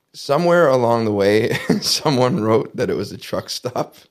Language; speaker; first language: English; native; English